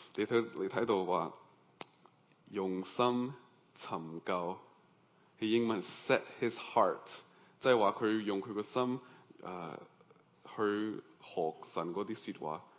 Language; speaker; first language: Cantonese; early bilingual, heritage; Cantonese